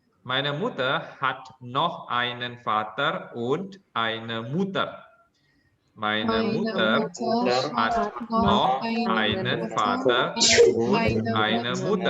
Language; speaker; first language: German; non-native, fluent; Indonesian